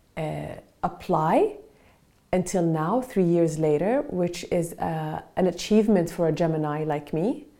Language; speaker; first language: English; non-native, fluent; Arabic